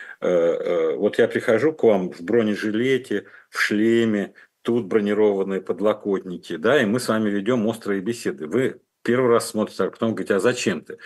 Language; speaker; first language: Russian; native; Russian